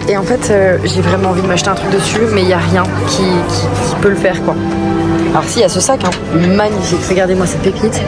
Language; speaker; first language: French; native; French